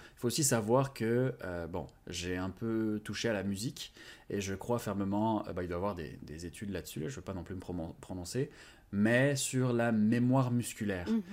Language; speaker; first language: French; native; French